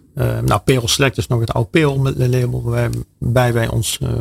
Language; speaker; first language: Dutch; native; Dutch